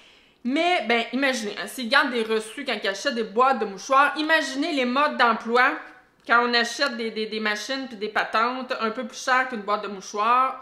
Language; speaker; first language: French; native; French